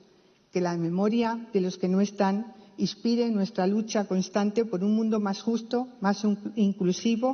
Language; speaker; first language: Spanish; native; Spanish